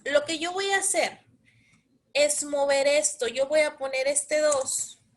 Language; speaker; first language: Spanish; native; Spanish